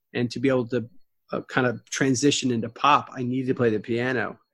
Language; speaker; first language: English; native; English